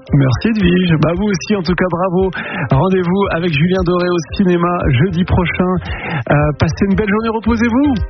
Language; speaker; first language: French; native; French